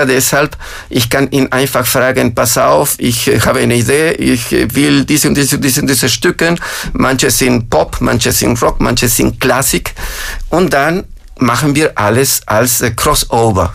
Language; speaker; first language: German; non-native, fluent; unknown